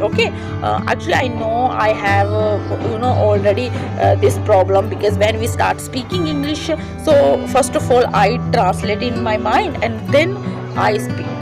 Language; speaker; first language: English; non-native, learner; Hindi